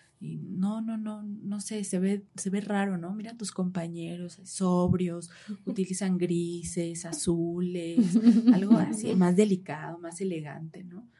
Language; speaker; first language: Spanish; native; Spanish